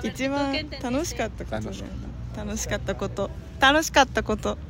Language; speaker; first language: Japanese; non-native, learner; Spanish